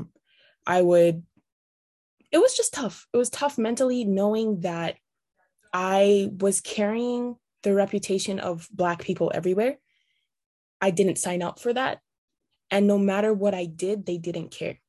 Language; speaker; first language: English; native; English